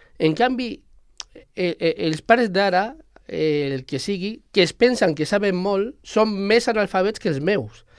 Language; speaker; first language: Catalan; non-native, local second language; Spanish